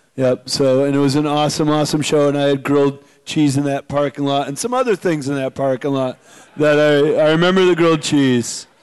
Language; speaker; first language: English; native; English